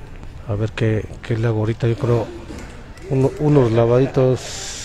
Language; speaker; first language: Spanish; native; Spanish